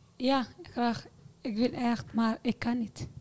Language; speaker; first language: Dutch; non-native, learner; Tigrinya